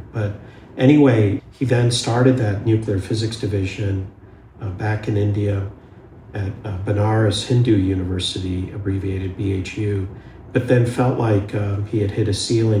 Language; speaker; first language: English; early bilingual, other home language; Hindi